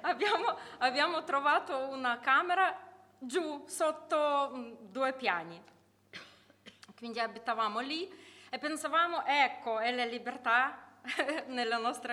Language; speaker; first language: Italian; non-native, learner; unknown